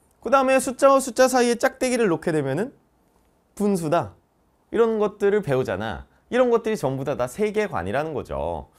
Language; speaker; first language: Korean; native; Korean